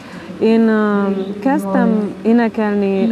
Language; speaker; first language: Hungarian; non-native, local second language; Romanian